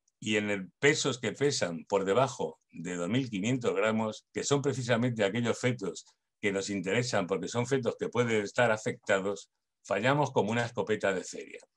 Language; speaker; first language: Spanish; native; Spanish